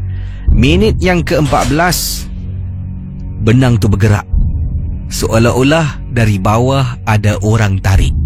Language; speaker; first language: Malay; native; Malay